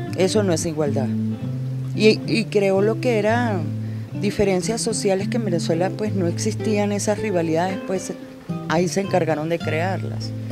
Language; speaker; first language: Spanish; native; Spanish